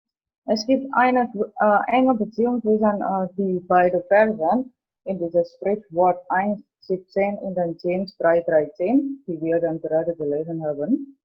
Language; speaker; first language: German; non-native, learner; Indonesian